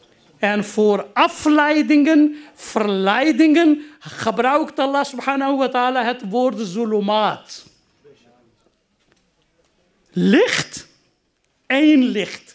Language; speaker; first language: Dutch; non-native, fluent; Urdu